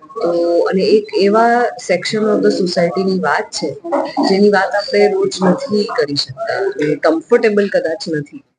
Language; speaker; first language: Gujarati; native; Gujarati